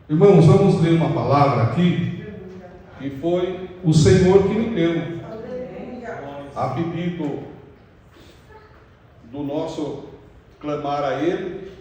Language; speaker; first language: Portuguese; native; Portuguese